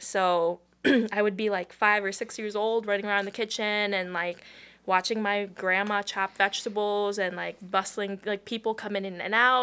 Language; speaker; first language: English; non-native, local second language; Filipino